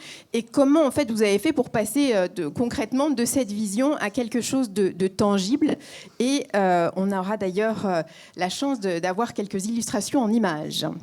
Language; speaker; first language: French; native; French